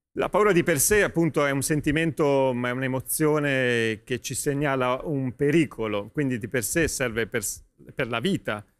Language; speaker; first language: Italian; native; Italian